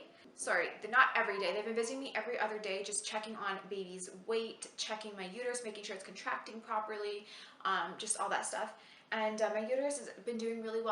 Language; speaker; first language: English; native; English